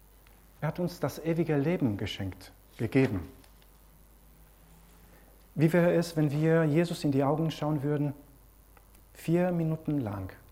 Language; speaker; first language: German; non-native, fluent; Romanian